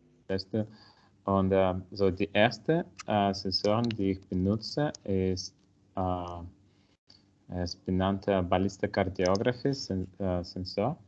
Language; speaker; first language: German; non-native, learner; Italian